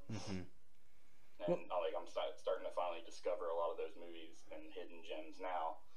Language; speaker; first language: English; native; English